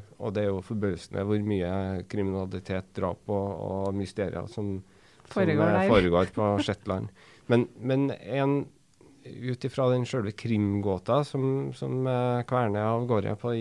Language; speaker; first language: Norwegian; native; Norwegian